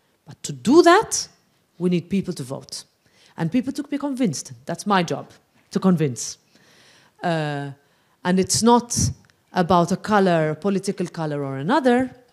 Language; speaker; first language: English; non-native, local second language; Maltese